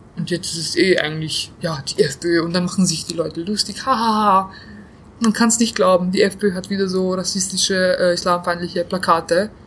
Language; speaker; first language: German; early bilingual, other home language; Bosnian